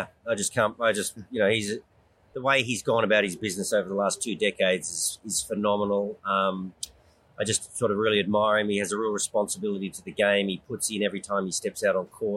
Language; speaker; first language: English; native; English